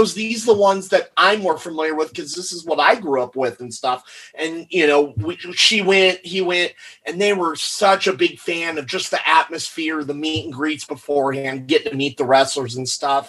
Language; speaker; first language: English; native; English